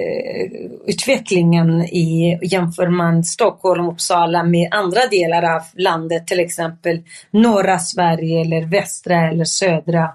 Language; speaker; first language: Swedish; non-native, fluent; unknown